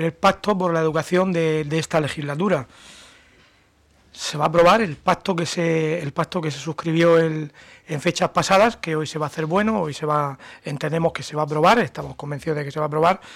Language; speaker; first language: Spanish; native; Spanish